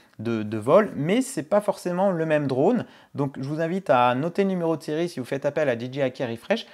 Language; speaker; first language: French; native; French